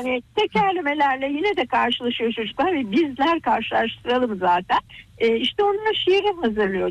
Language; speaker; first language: Turkish; native; Turkish